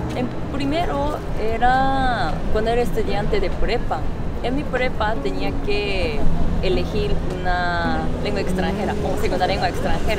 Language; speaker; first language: Spanish; non-native, fluent; Japanese